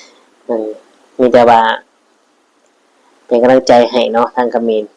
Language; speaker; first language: Thai; non-native, local second language; Northeastern Thai